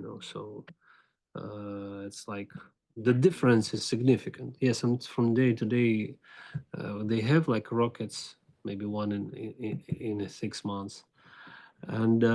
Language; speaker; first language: English; non-native, learner; Ukrainian